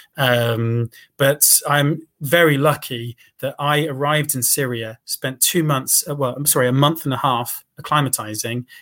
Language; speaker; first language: English; native; English